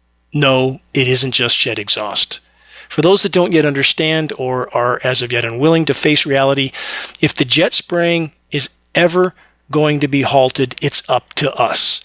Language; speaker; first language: English; native; English